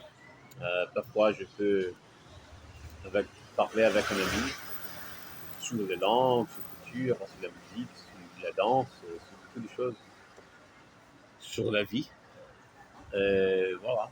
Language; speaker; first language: French; non-native, fluent; Portuguese